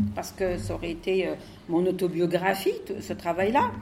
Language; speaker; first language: French; non-native, local second language; Arabic